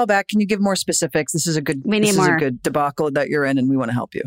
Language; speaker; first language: English; native; English